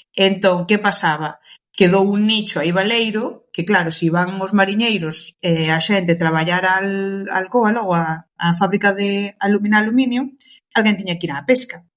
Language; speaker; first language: Galician; early bilingual, other home language; Kabuverdianu